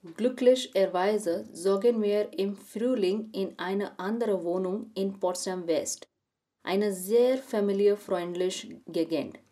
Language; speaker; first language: German; non-native, learner; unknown